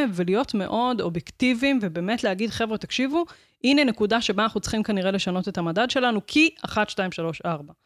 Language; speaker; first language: Hebrew; native; Hebrew